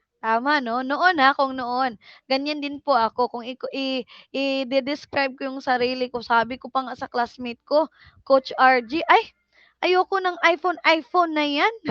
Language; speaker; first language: Filipino; non-native, local second language; Cebuano